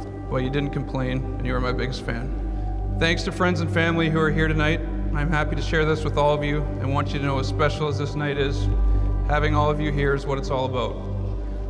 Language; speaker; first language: English; native; English